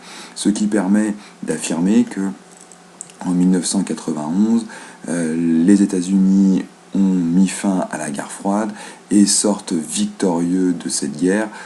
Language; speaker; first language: French; native; French